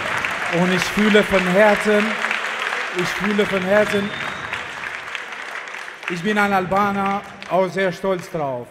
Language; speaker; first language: German; non-native, fluent; Albanian